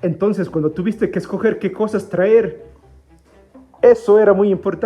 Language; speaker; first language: Spanish; native; Spanish